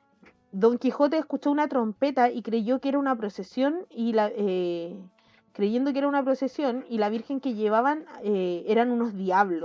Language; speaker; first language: Spanish; native; Spanish